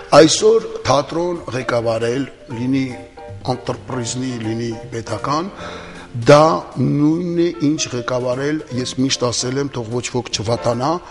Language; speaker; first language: Armenian; early bilingual, heritage; Armenian